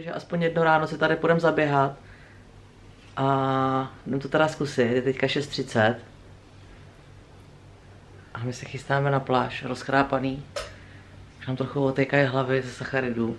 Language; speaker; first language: Czech; native; Czech